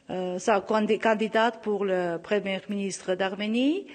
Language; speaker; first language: French; non-native, local second language; Armenian